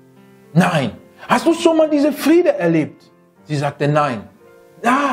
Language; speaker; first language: German; non-native, fluent; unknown